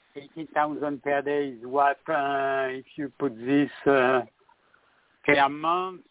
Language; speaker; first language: English; non-native, fluent; French